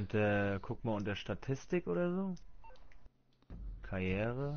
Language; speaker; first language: German; native; German